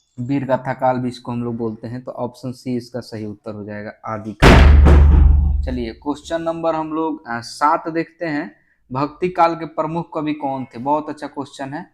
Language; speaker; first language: Hindi; native; Hindi